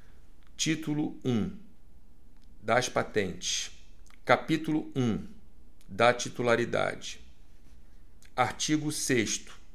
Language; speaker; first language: Portuguese; native; Portuguese